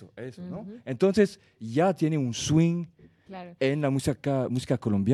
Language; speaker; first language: Spanish; non-native, fluent; French